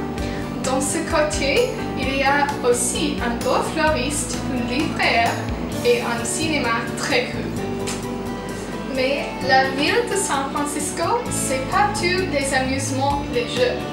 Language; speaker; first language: French; non-native, learner; English